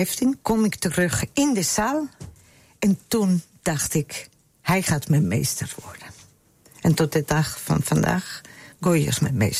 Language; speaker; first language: Dutch; non-native, fluent; Spanish